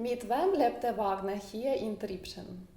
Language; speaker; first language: German; non-native, fluent; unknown